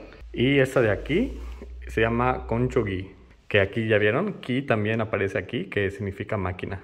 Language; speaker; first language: Spanish; native; Spanish